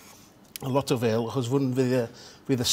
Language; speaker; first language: Welsh; native; Welsh